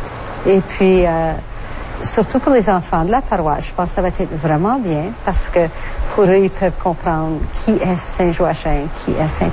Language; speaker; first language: French; native; French